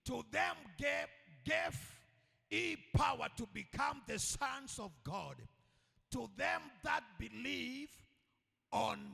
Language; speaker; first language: English; non-native, local second language; Swahili